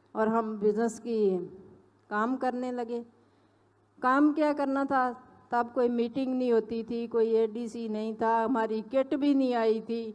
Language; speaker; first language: Hindi; non-native, local second language; Punjabi